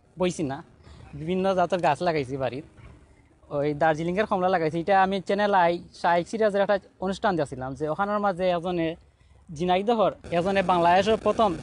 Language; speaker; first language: Bangla; native; Bangla